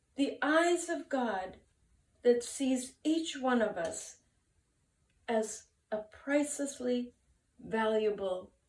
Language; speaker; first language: English; native; English